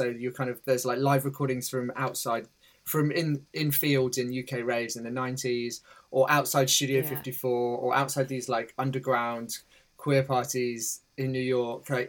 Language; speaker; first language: English; native; English